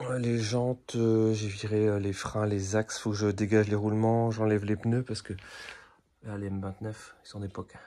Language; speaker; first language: French; native; French